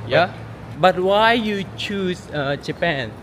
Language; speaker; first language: English; non-native, learner; Thai